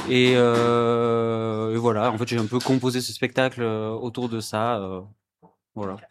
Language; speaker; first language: French; native; French